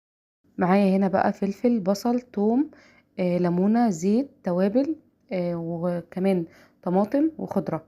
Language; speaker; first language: Arabic; native; Arabic